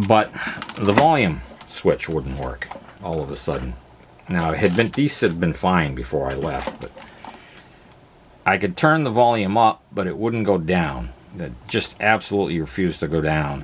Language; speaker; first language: English; native; English